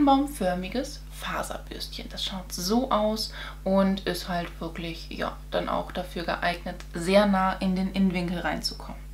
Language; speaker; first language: German; native; German